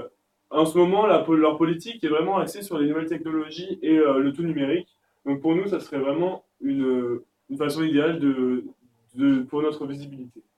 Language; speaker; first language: French; native; French